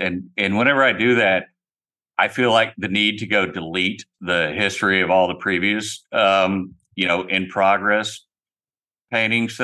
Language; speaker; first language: English; native; English